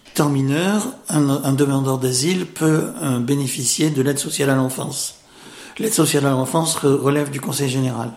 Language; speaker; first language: French; native; French